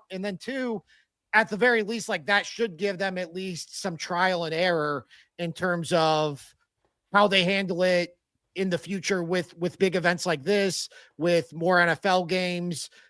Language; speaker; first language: English; native; English